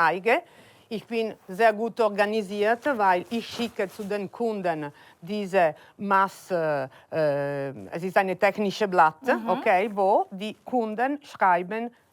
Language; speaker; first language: German; non-native, learner; Italian